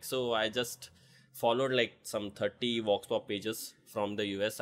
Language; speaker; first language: English; non-native, local second language; Kannada